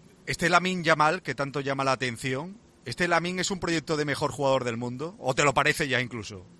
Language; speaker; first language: Spanish; native; Spanish